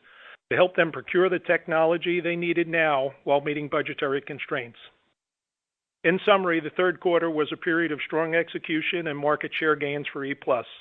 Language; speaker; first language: English; native; English